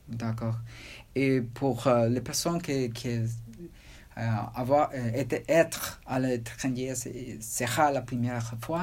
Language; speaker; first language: French; non-native, learner; Spanish